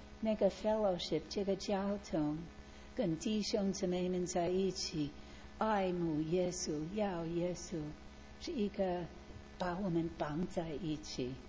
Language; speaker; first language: Chinese; non-native, fluent; English